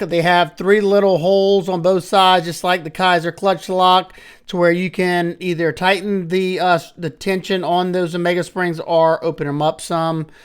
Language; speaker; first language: English; native; English